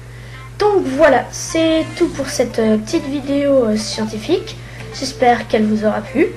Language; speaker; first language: French; native; French